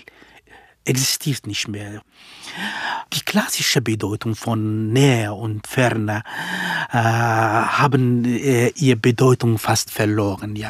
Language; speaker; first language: German; non-native, fluent; Kurdish